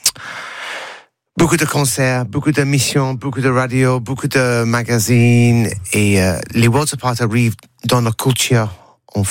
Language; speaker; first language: French; non-native, learner; English